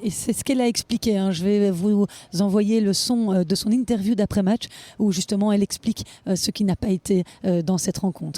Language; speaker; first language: French; native; French